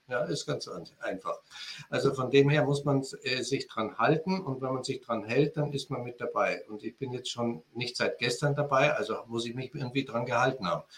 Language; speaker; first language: German; native; German